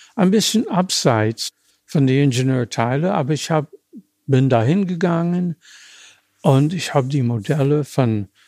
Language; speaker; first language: German; non-native, fluent; English